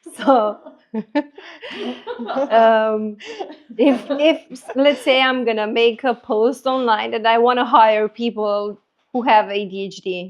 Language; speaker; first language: English; non-native, fluent; Romanian